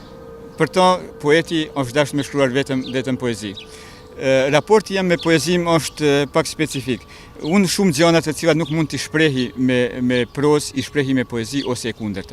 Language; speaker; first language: Albanian; native; Albanian